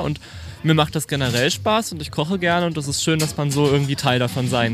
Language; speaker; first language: German; native; German